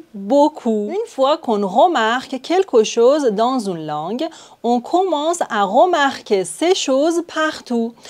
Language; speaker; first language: French; non-native, fluent; Persian